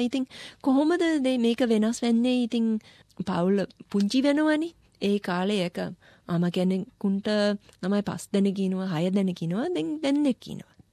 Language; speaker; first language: Sinhala; non-native, fluent; English